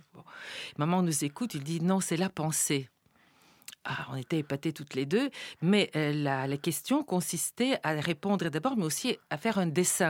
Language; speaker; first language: French; non-native, fluent; Bulgarian